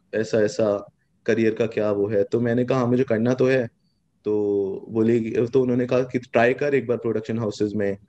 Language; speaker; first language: Hindi; native; Hindi